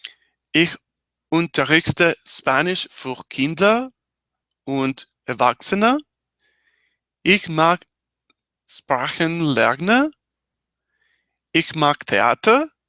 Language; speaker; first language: German; non-native, learner; Spanish